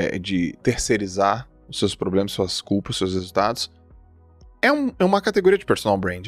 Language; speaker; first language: Portuguese; native; Portuguese